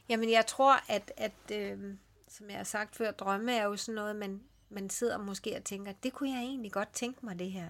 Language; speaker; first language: Danish; early bilingual, other home language; Swedish